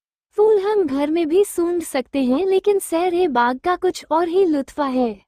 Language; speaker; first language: Hindi; native; Hindi